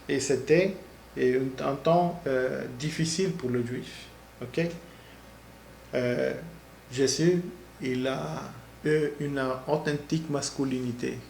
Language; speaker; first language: French; non-native, learner; Spanish